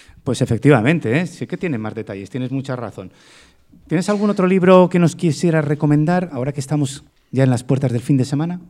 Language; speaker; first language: Spanish; native; Spanish